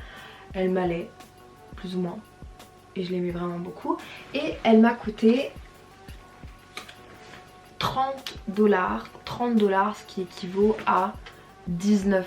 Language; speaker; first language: French; native; French